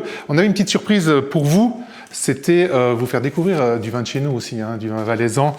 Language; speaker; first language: French; native; French